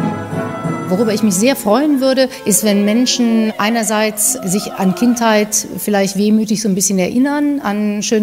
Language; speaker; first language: German; native; German